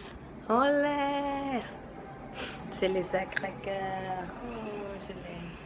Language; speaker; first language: French; non-native, learner; Spanish